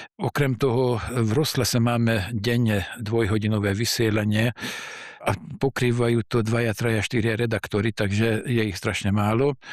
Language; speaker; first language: Slovak; early bilingual, heritage; Slovak